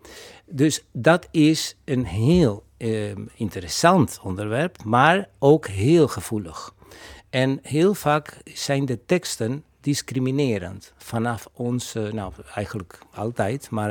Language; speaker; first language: Dutch; non-native, fluent; Spanish